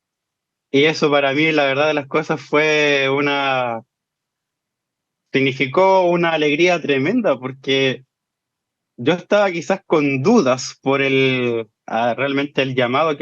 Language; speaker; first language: Spanish; native; Spanish